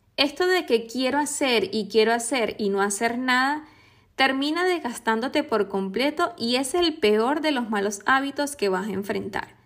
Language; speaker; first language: Spanish; native; Spanish